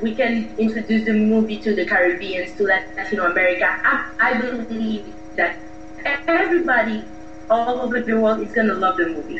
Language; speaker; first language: English; non-native, fluent; Haitian Creole